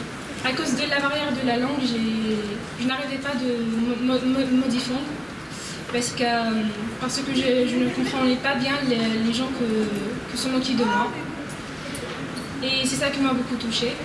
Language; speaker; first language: French; non-native, learner; Arabic